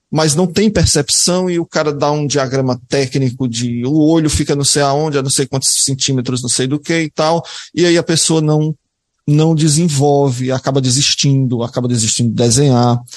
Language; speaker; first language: Portuguese; native; Portuguese